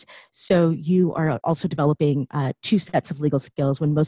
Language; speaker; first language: English; native; English